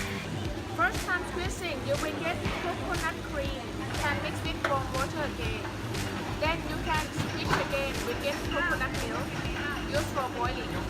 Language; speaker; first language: English; non-native, learner; Thai